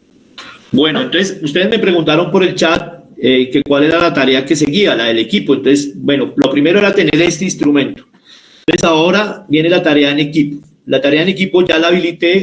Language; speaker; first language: Spanish; native; Spanish